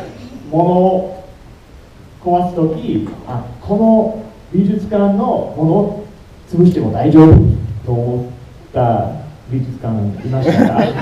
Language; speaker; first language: Japanese; non-native, fluent; English